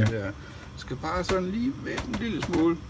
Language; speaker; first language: Danish; native; Danish